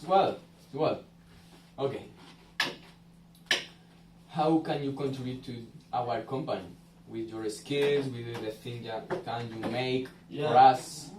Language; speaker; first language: English; non-native, learner; Spanish